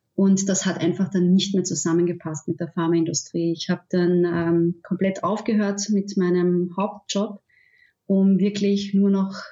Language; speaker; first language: German; native; German